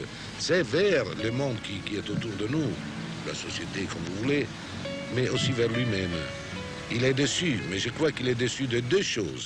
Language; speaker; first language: French; non-native, fluent; Greek